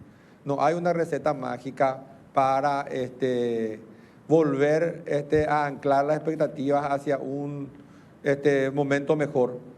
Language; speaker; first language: Spanish; native; Spanish